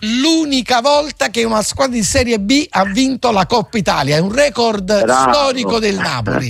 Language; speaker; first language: Italian; native; Italian